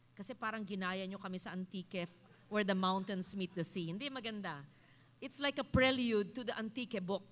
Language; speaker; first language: English; non-native, local second language; Filipino